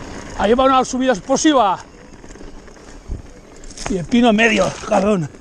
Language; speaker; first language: Spanish; native; Spanish